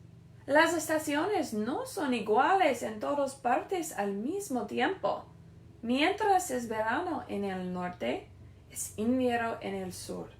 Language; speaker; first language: Spanish; non-native, learner; English